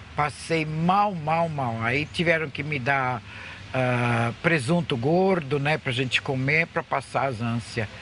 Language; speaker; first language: Portuguese; non-native, fluent; Russian